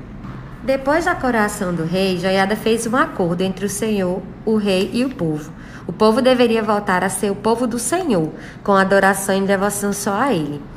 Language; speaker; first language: Portuguese; native; Portuguese